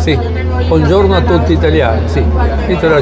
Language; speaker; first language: Italian; early bilingual, heritage; Spanish